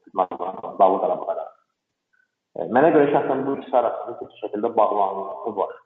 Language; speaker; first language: Azerbaijani; non-native, local second language; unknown